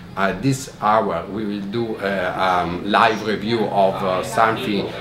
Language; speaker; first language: English; non-native, fluent; Italian